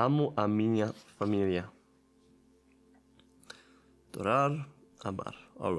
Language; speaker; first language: Portuguese; non-native, learner; Italian